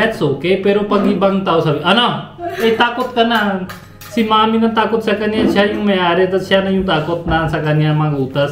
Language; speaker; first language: Filipino; non-native, learner; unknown